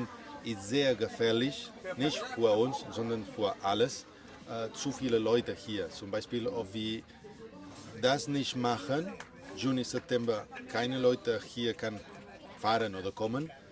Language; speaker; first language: German; non-native, learner; Spanish